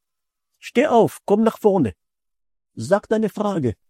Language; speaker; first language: German; non-native, fluent; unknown